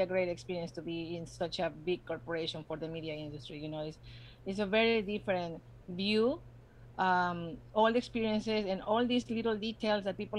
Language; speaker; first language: English; non-native, fluent; Spanish